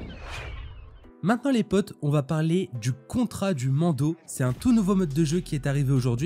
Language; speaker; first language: French; native; French